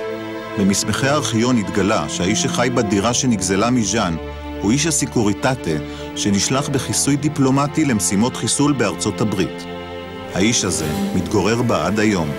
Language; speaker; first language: Hebrew; native; Hebrew